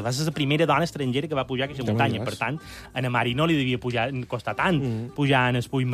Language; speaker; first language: Catalan; native; Catalan